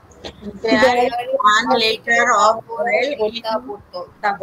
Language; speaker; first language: English; non-native, learner; Bangla